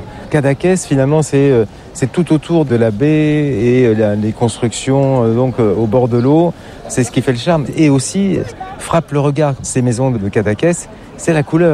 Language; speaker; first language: French; native; French